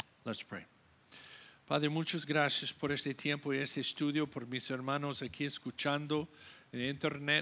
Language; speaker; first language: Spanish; non-native, learner; English